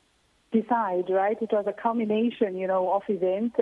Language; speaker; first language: English; non-native, local second language; Xhosa